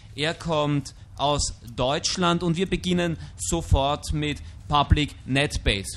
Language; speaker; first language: German; native; German